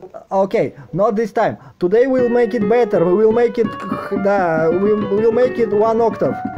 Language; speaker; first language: English; non-native, fluent; Russian